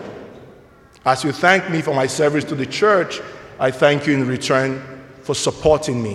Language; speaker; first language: English; non-native, local second language; Igbo